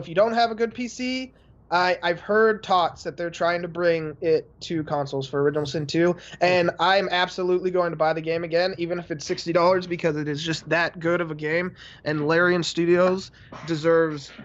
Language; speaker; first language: English; native; English